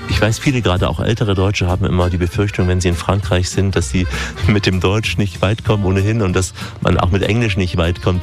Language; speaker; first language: German; native; German